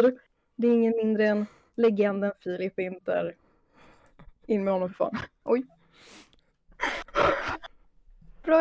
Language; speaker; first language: Swedish; native; Swedish